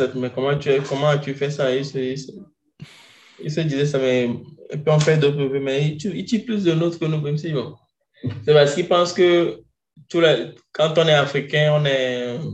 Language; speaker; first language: French; non-native, local second language; Ewe